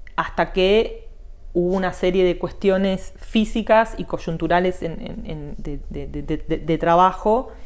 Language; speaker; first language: Spanish; native; Spanish